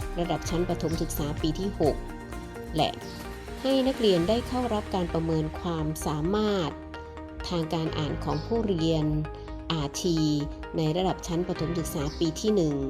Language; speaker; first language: Thai; native; Thai